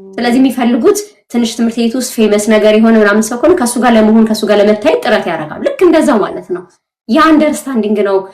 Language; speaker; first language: Amharic; native; Amharic